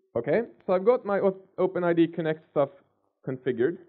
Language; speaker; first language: English; non-native, fluent; Swedish